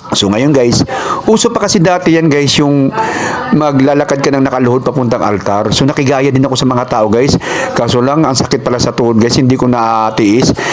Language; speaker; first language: Filipino; non-native, local second language; Cebuano